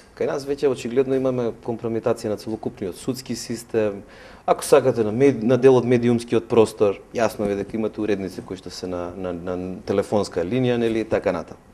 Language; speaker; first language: Macedonian; native; Macedonian